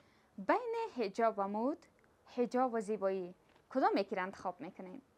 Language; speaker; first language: Persian; native; Persian